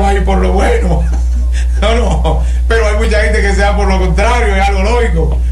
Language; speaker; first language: Spanish; native; Spanish